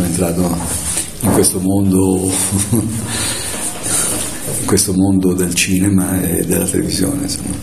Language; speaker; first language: Italian; native; Italian